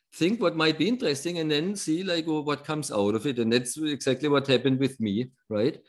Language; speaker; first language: English; non-native, fluent; German